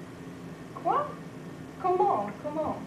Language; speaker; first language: French; non-native, learner; English